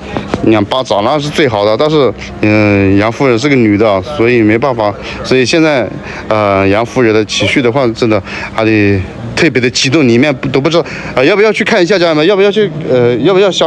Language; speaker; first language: Chinese; native; Chinese